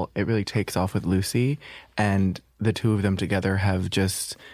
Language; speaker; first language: English; native; English